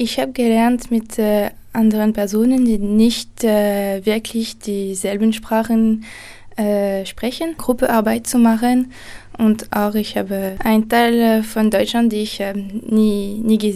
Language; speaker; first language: German; non-native, learner; French